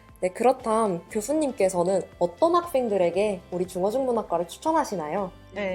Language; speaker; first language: Korean; native; Korean